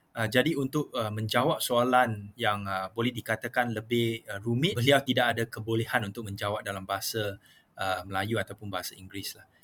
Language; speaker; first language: Malay; non-native, local second language; Chinese